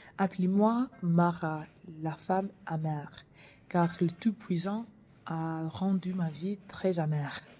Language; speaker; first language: French; non-native, learner; English